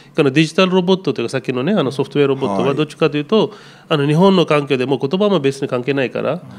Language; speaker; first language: Japanese; non-native, fluent; Telugu